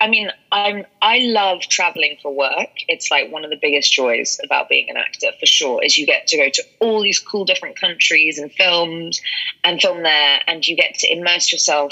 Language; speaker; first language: English; native; English